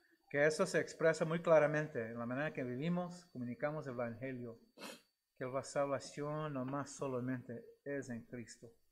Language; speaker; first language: Spanish; non-native, fluent; English